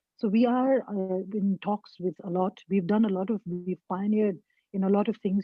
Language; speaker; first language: English; non-native, local second language; Nepali